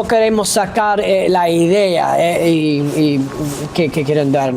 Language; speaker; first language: Spanish; non-native, fluent; English